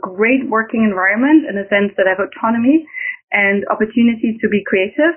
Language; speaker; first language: English; non-native, fluent; German